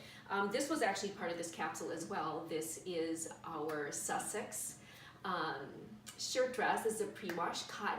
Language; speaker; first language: English; native; English